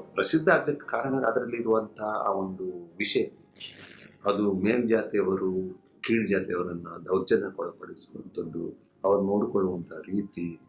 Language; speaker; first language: Kannada; non-native, local second language; Konkani